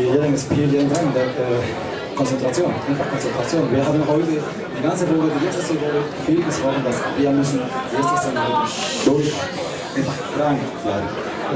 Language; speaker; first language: German; non-native, learner; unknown